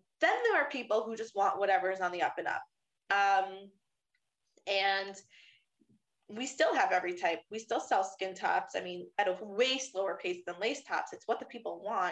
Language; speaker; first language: English; native; English